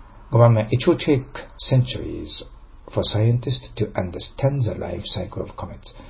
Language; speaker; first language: English; non-native, fluent; Japanese